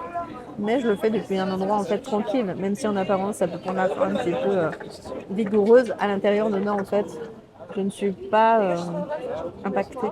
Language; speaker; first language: French; native; French